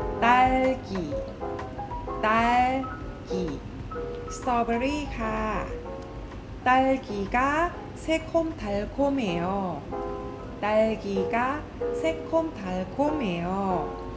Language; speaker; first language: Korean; non-native, fluent; Thai